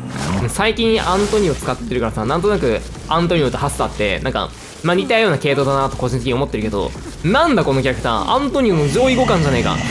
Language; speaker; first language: Japanese; native; Japanese